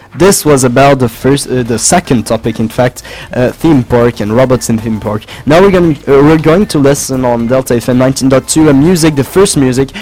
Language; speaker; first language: English; non-native, fluent; French